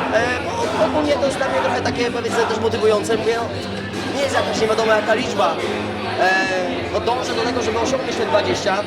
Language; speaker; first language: Polish; native; Polish